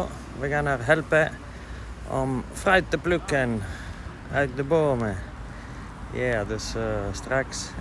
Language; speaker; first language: Dutch; non-native, fluent; Italian